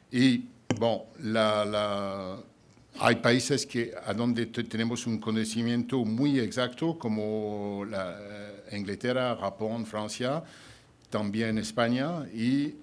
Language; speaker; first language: Spanish; non-native, fluent; French